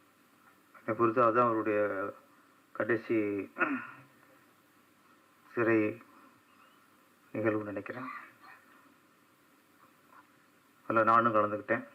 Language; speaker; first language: Tamil; native; Tamil